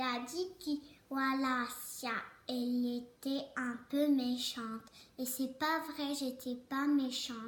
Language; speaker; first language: French; early bilingual, other home language; Turkish